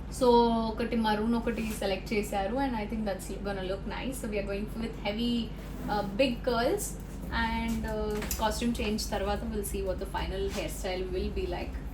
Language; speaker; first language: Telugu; non-native, fluent; Hindi